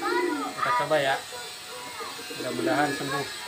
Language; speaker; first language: Indonesian; native; Indonesian